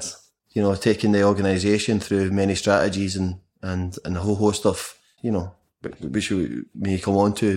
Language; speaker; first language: English; native; English